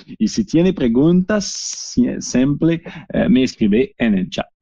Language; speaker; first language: Spanish; non-native, learner; French